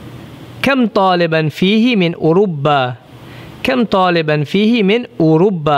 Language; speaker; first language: Arabic; non-native, fluent; English